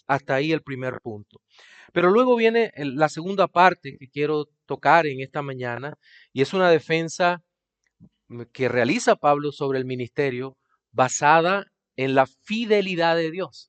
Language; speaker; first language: Spanish; native; Spanish